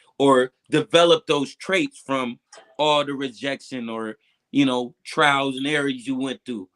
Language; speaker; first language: English; native; English